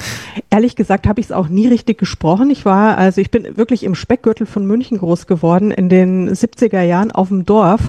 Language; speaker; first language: German; native; German